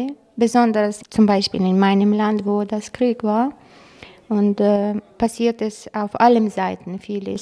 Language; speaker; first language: German; non-native, fluent; Croatian